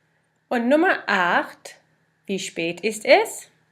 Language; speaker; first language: German; non-native, fluent; English